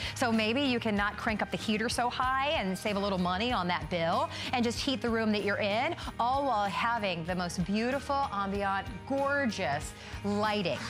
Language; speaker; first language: English; native; English